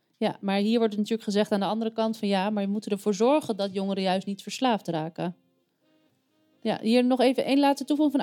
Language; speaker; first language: Dutch; native; Dutch